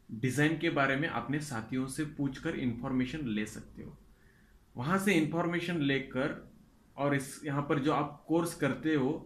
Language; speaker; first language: Hindi; non-native, local second language; Kannada